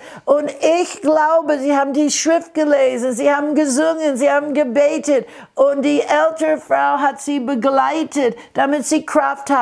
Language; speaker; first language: German; non-native, fluent; English